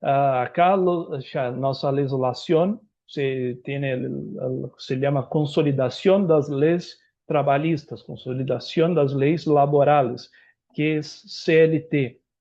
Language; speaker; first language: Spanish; non-native, learner; Portuguese